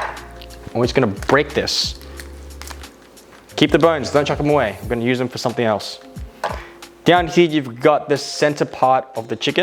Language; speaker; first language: English; native; English